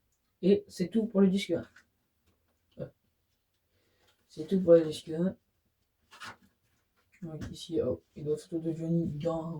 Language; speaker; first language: French; native; French